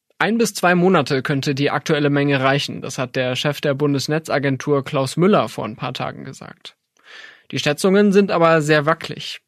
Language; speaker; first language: German; native; German